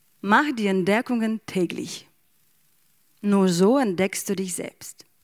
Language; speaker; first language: German; non-native, fluent; Ukrainian